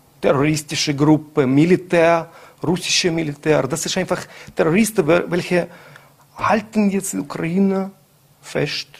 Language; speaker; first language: German; non-native, learner; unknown